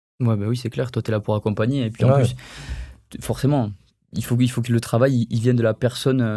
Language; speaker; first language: French; native; French